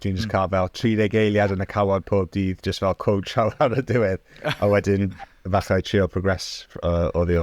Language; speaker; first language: Welsh; non-native, local second language; English